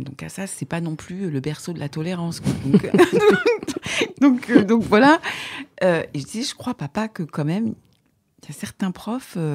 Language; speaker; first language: French; native; French